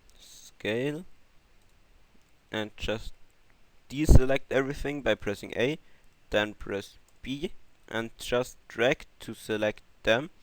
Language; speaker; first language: English; non-native, fluent; German